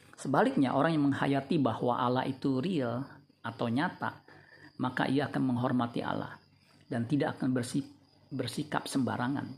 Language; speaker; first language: Indonesian; native; Indonesian